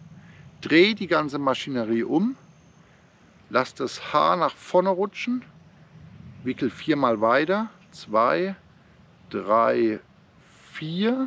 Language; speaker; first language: German; native; German